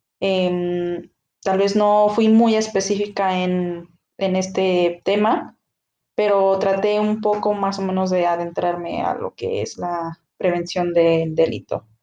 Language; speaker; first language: Spanish; native; Spanish